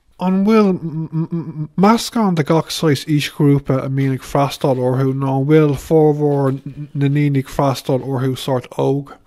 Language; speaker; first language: Irish; non-native, local second language; English